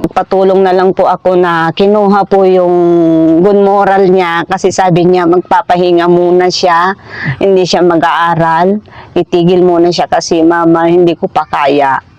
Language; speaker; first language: Filipino; non-native, local second language; Iloko